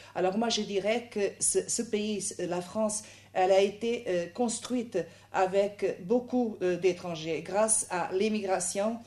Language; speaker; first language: French; non-native, fluent; Portuguese